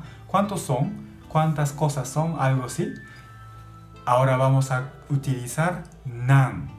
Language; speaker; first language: Spanish; non-native, learner; Japanese